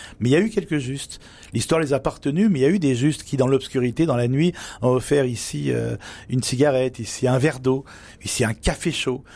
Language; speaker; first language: French; native; French